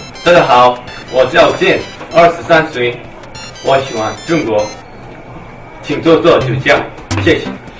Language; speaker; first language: Chinese; non-native, learner; Korean